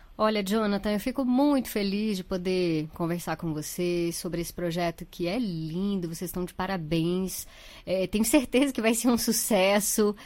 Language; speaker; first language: Portuguese; native; Portuguese